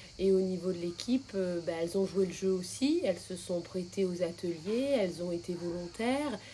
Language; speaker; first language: French; native; French